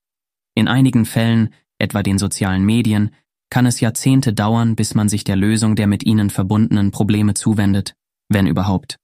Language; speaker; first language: German; native; German